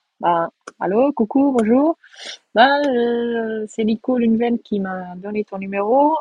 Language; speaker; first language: French; non-native, fluent; Portuguese